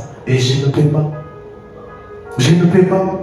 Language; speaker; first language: French; non-native, local second language; Lingala